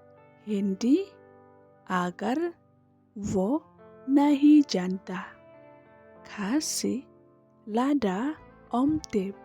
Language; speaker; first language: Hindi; non-native, local second language; Khasi